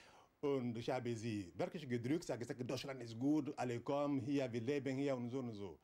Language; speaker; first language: German; non-native, learner; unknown